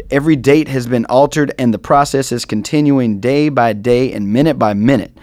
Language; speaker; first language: English; native; English